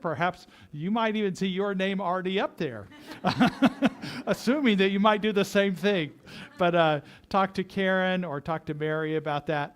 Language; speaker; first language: English; native; English